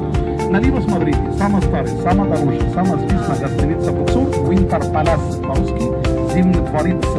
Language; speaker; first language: Russian; non-native, learner; Arabic